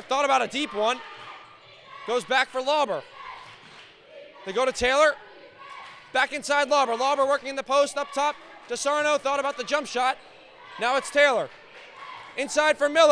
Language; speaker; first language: English; native; English